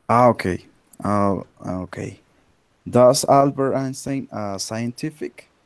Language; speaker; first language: English; non-native, learner; Spanish